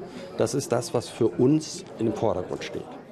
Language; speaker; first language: German; native; German